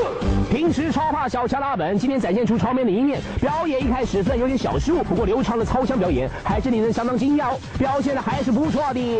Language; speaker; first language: Chinese; native; Chinese